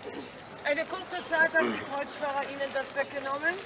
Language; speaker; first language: German; non-native, fluent; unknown